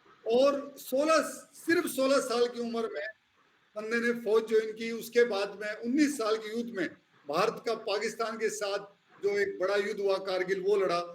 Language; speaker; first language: Hindi; native; Hindi